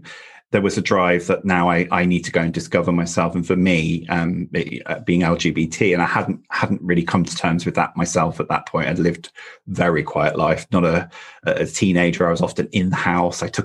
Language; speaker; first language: English; native; English